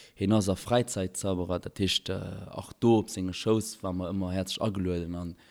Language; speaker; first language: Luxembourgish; early bilingual, other home language; Albanian